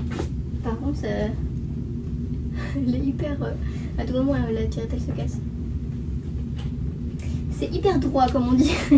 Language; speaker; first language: French; native; French